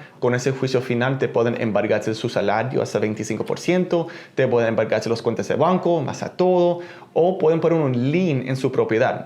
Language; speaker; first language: Spanish; early bilingual, heritage; Spanish